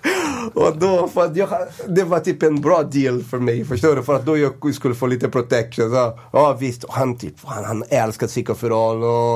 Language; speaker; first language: Swedish; non-native, fluent; Portuguese